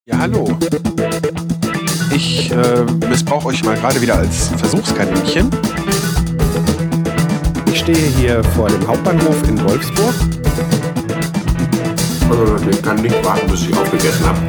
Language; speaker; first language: German; native; German